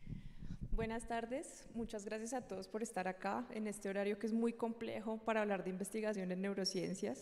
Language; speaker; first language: Spanish; native; Spanish